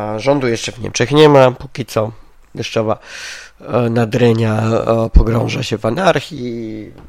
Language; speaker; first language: Polish; native; Polish